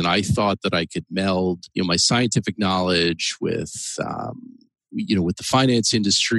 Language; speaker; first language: English; native; English